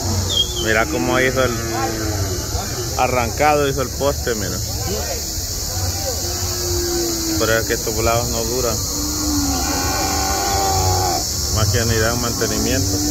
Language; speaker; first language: Spanish; native; Spanish